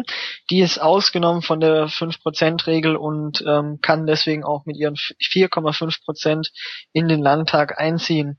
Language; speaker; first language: German; native; German